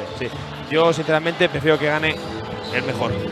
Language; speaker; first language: Spanish; native; Spanish